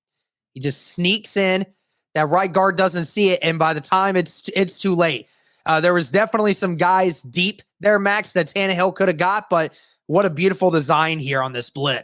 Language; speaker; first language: English; native; English